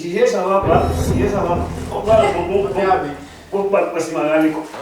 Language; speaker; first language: Portuguese; non-native, learner; Haitian Creole